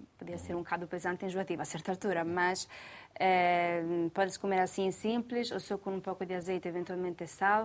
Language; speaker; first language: Portuguese; non-native, fluent; Italian